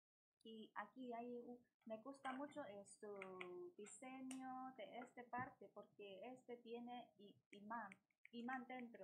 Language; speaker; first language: Spanish; non-native, learner; Chinese